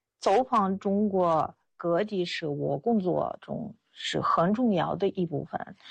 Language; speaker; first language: Chinese; non-native, fluent; Russian